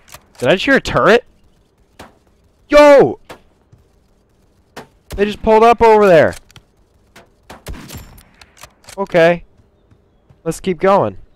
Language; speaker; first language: English; native; English